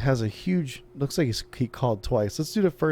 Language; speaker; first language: English; native; English